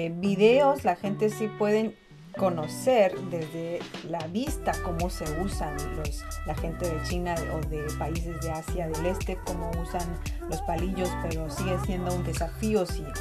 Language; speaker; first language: Spanish; non-native, fluent; Chinese